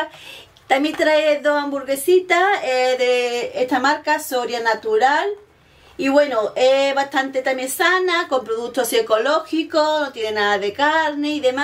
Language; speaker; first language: Spanish; native; Spanish